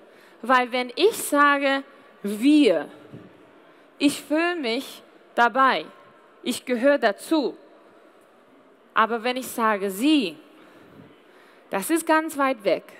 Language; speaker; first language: German; non-native, fluent; English